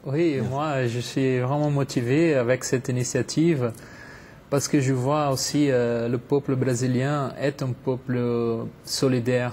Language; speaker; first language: French; non-native, fluent; Portuguese